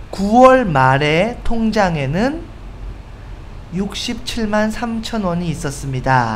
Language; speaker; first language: Korean; non-native, fluent; Khmer